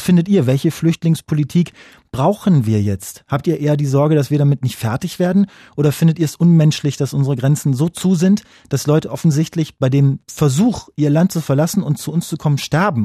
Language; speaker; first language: German; native; German